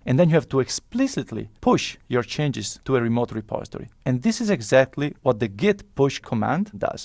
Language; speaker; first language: English; non-native, fluent; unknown